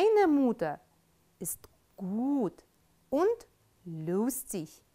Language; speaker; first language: German; non-native, fluent; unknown